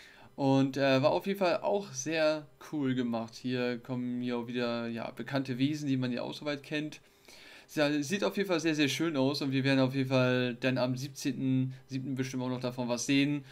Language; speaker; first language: German; native; German